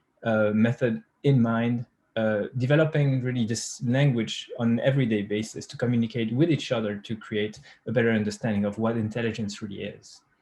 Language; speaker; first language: English; non-native, fluent; French